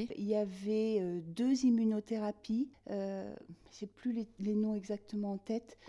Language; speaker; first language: French; native; French